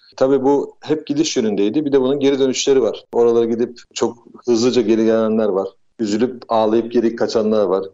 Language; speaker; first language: Turkish; native; Turkish